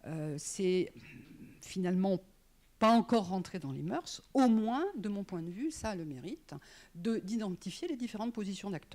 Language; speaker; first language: French; native; French